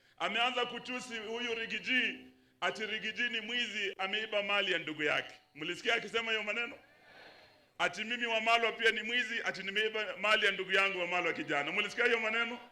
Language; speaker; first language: Swahili; non-native, local second language; Luyia